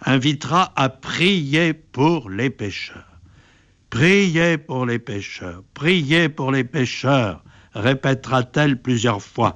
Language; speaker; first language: French; native; French